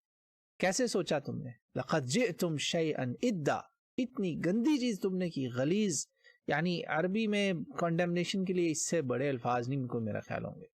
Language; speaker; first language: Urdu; native; Urdu